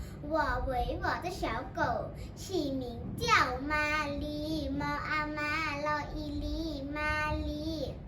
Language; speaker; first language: Chinese; non-native, learner; Thai